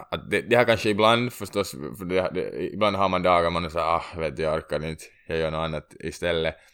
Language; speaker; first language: Swedish; native; Swedish